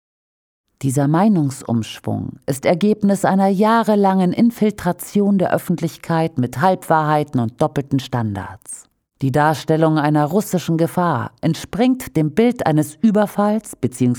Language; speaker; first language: German; native; German